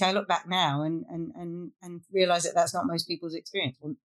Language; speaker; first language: English; native; English